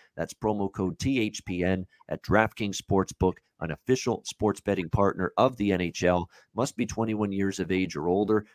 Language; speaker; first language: English; native; English